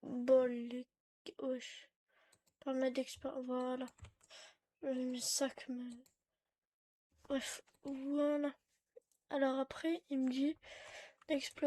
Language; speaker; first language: French; native; French